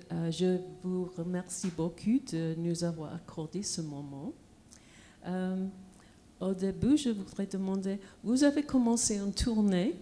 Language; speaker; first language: French; non-native, fluent; English